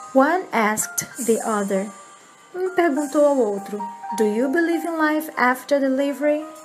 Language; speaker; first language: English; non-native, fluent; Portuguese